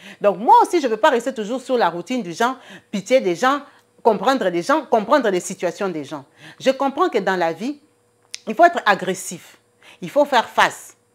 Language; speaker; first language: French; non-native, local second language; Lingala